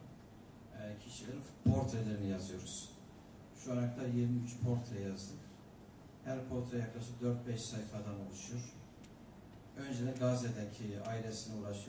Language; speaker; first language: Turkish; native; Turkish